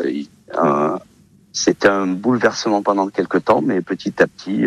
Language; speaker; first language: French; early bilingual, other home language; Portuguese